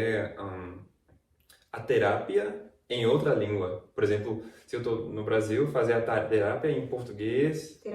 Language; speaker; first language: Portuguese; non-native, fluent; English